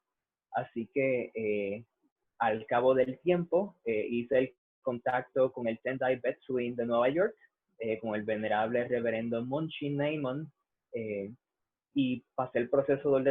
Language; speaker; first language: Spanish; native; Spanish